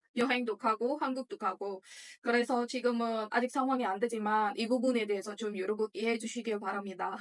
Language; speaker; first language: Korean; non-native, fluent; Indonesian